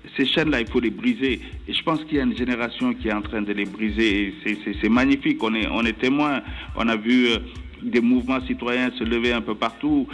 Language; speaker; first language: French; non-native, local second language; Wolof